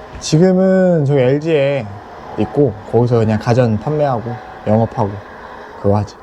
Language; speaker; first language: Korean; native; Korean